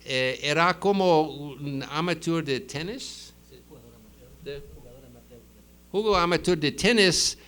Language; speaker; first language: Spanish; non-native, fluent; English